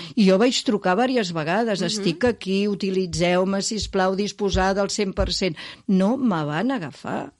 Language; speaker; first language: Catalan; native; Catalan